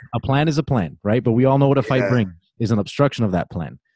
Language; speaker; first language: English; native; English